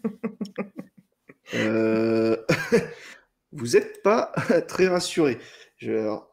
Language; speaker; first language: French; native; French